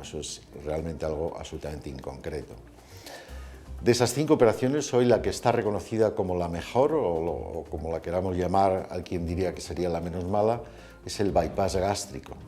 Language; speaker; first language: Spanish; native; Spanish